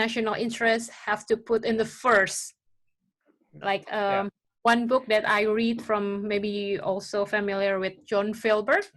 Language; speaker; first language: English; non-native, local second language; Indonesian